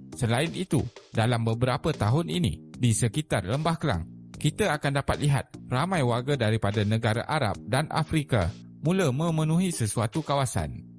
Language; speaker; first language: Malay; native; Malay